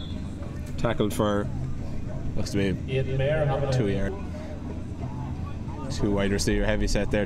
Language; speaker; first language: English; native; English